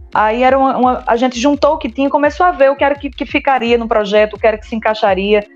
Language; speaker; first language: Portuguese; native; Portuguese